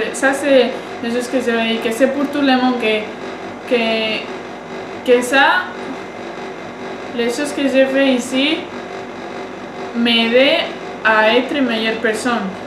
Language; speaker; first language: French; non-native, learner; Spanish